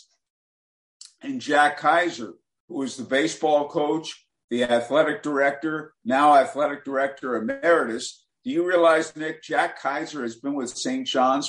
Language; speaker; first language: English; native; English